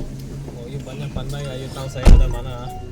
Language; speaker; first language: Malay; non-native, local second language; Chinese